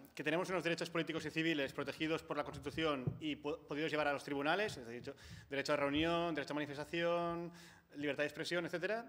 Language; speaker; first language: Spanish; non-native, local second language; Catalan